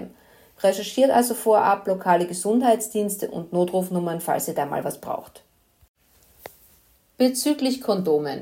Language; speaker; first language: German; native; German